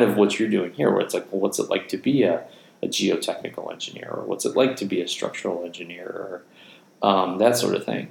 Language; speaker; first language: English; native; English